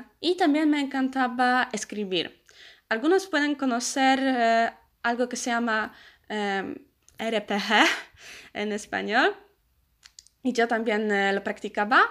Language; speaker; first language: Spanish; non-native, learner; Polish